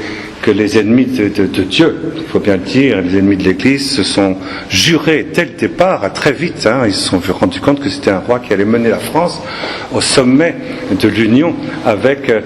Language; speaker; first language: French; native; French